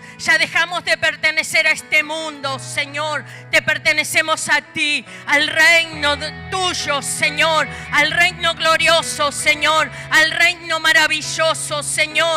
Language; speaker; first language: Spanish; native; Spanish